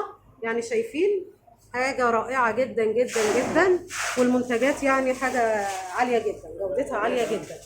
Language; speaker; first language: Arabic; native; Arabic